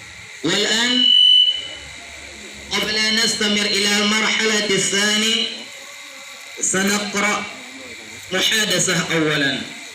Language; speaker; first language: Arabic; non-native, learner; Indonesian